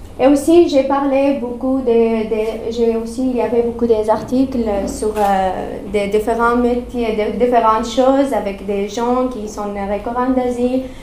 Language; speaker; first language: French; non-native, learner; Arabic